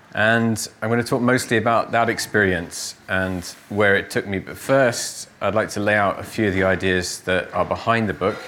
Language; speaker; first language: English; native; English